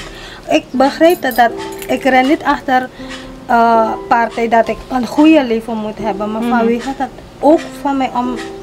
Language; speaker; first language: Dutch; non-native, local second language; Caribbean Hindustani